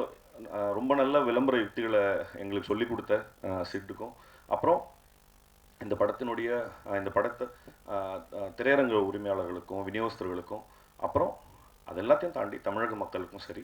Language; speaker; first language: Tamil; native; Tamil